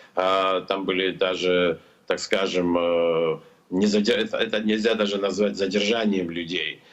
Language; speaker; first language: Russian; non-native, local second language; Georgian